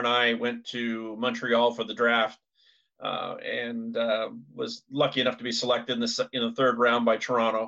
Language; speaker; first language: English; native; English